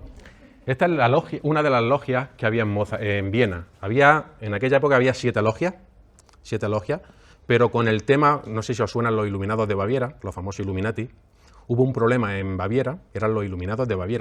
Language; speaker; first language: Spanish; native; Spanish